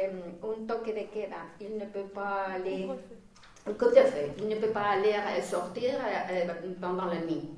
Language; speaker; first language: French; non-native, fluent; Spanish